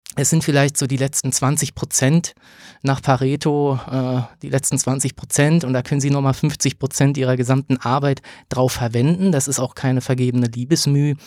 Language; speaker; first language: German; native; German